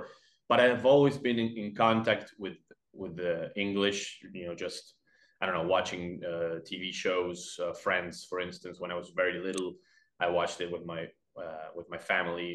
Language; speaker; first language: English; non-native, fluent; Spanish